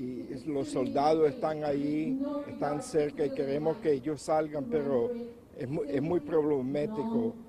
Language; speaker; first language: Spanish; non-native, local second language; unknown